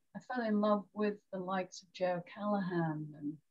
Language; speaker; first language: English; native; English